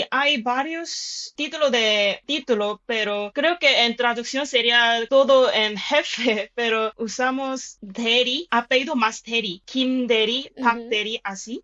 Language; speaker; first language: Spanish; non-native, fluent; Korean